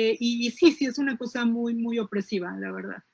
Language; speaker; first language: Spanish; native; Spanish